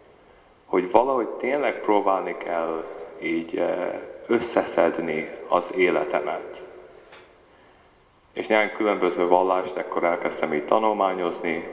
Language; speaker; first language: Hungarian; early bilingual, heritage; Hungarian